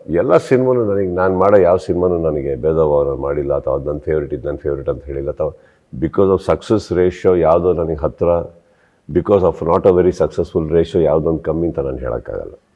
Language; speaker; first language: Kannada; native; Kannada